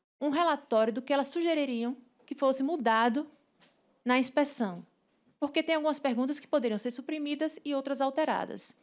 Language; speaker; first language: Portuguese; native; Portuguese